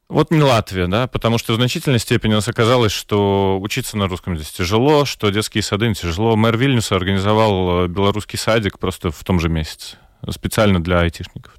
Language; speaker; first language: Russian; non-native, local second language; Latvian